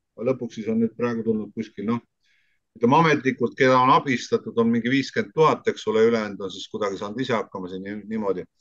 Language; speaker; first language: Estonian; native; Estonian